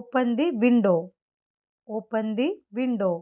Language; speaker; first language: English; non-native, local second language; Tamil